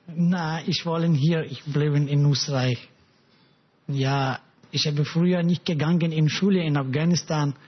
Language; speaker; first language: German; non-native, learner; Pashto